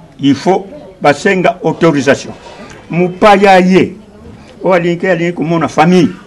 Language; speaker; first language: Lingala; non-native, local second language; Kongo